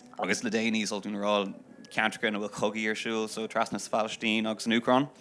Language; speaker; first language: Irish; non-native, local second language; English